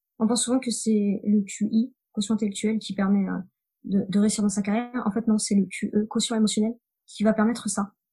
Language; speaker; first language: French; native; French